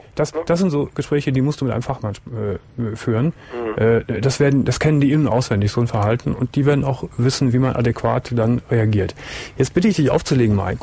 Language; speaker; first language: German; native; German